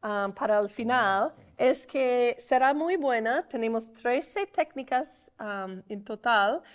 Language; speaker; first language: Spanish; non-native, learner; English